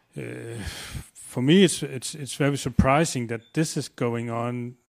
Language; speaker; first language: English; non-native, fluent; Danish